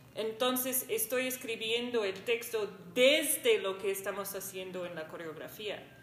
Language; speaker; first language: Spanish; non-native, fluent; English